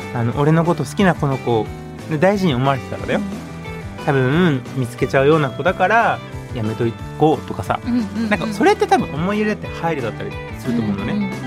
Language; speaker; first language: Japanese; native; Japanese